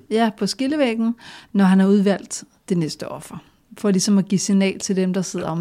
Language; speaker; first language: Danish; native; Danish